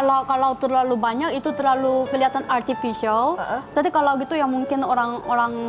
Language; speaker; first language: Indonesian; non-native, fluent; Korean